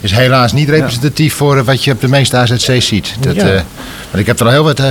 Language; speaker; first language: Dutch; native; Dutch